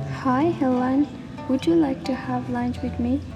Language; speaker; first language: English; non-native, learner; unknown